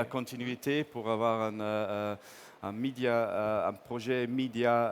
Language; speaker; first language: French; non-native, fluent; English